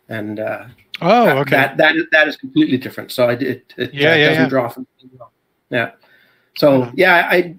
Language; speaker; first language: English; native; English